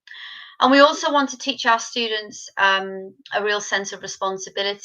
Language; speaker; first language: English; native; English